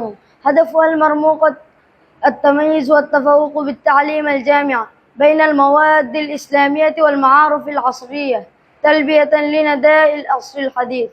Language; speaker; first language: Arabic; non-native, learner; Bangla